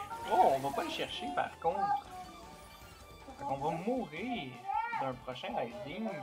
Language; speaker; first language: French; native; French